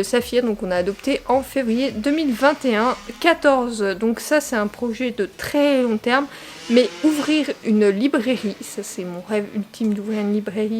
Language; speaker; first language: French; native; French